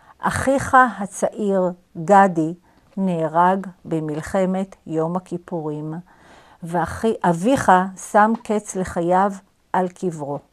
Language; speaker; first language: Hebrew; native; Hebrew